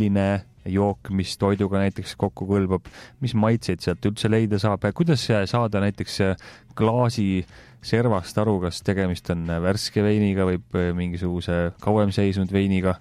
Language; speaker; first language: Estonian; native; Estonian